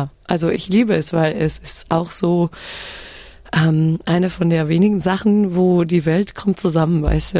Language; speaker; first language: German; early bilingual, heritage; German